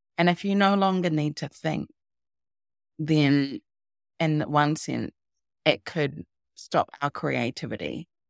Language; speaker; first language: English; native; English